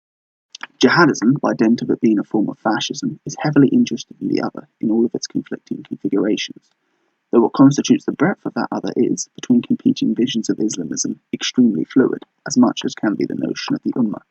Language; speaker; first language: English; native; English